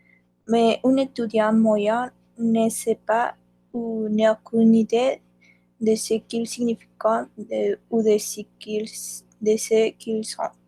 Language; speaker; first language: French; non-native, learner; Spanish